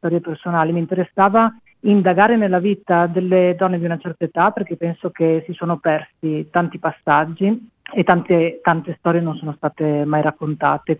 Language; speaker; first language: Italian; native; Italian